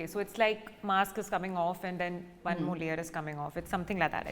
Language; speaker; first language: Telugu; non-native, learner; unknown